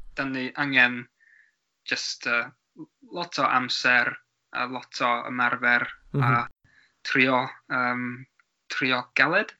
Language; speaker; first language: Welsh; non-native, learner; English